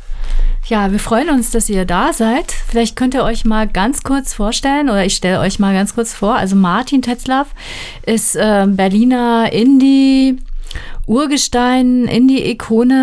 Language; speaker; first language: German; native; German